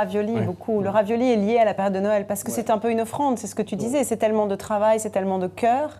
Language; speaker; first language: French; native; French